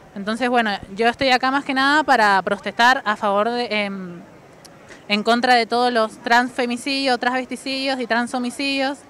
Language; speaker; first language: Spanish; native; Spanish